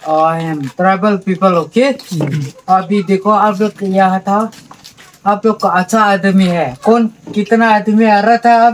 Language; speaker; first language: Hindi; non-native, local second language; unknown